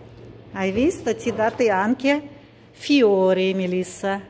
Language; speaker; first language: Italian; non-native, learner; Russian